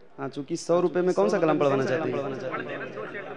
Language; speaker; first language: Hindi; native; Hindi